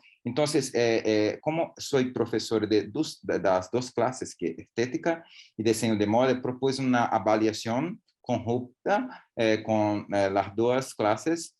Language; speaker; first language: Spanish; non-native, learner; Portuguese